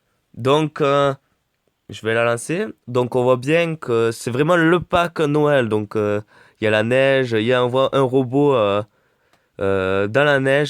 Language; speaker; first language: French; native; French